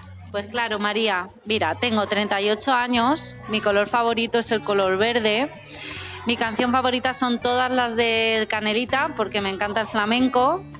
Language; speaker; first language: Spanish; native; Spanish